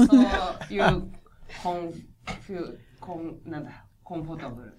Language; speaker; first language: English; non-native, learner; Japanese